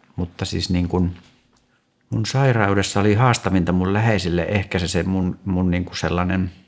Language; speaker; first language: Finnish; native; Finnish